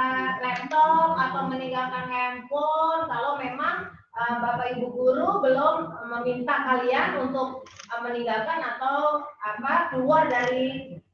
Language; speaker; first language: Indonesian; native; Indonesian